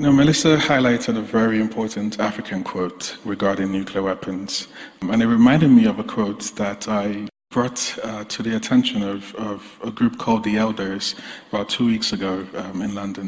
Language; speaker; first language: English; non-native, local second language; Yoruba